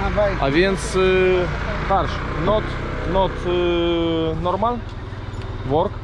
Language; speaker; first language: English; non-native, learner; Polish